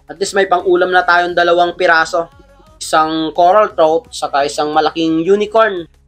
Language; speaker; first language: Filipino; non-native, local second language; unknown